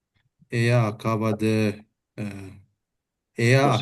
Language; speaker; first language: Spanish; non-native, learner; English